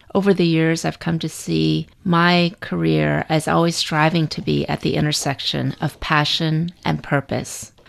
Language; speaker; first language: English; native; English